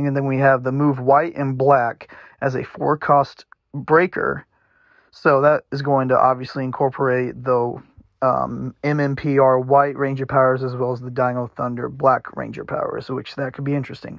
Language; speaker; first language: English; native; English